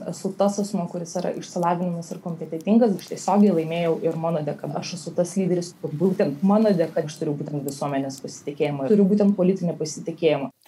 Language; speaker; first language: Lithuanian; non-native, local second language; Polish